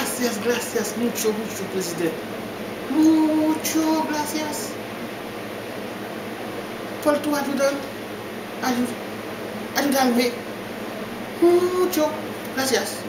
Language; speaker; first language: Spanish; non-native, learner; Haitian Creole